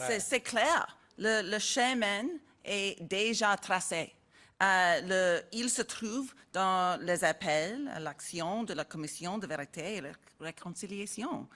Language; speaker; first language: French; non-native, learner; English